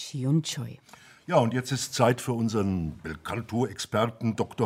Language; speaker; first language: German; native; German